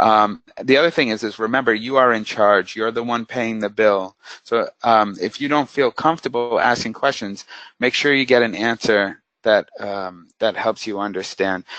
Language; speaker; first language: English; native; English